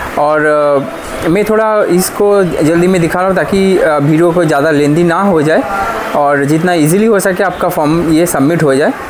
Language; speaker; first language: Hindi; non-native, local second language; Bangla